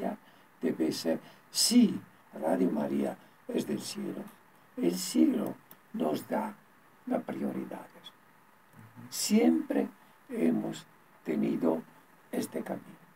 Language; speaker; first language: Spanish; non-native, learner; Italian